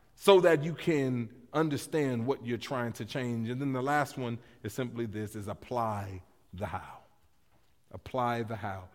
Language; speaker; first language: English; native; English